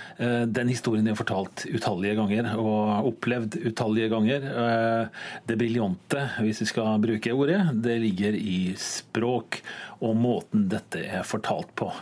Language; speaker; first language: Norwegian; native; Norwegian